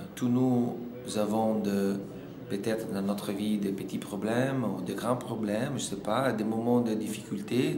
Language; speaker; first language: French; non-native, fluent; Italian